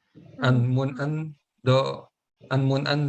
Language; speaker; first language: Vietnamese; non-native, learner; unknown